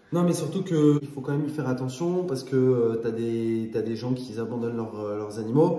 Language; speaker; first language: French; native; French